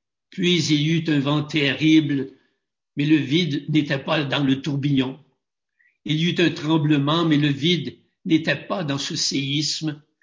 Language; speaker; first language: French; native; French